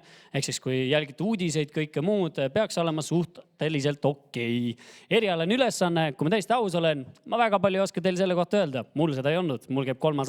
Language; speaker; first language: Estonian; native; Estonian